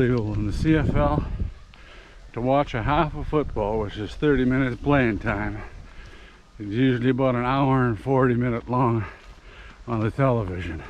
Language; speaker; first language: English; native; English